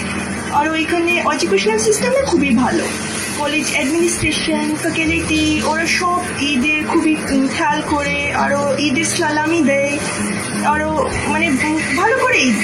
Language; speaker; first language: Bangla; non-native, fluent; Urdu